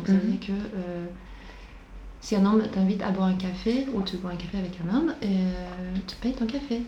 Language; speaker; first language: French; non-native, fluent; Swedish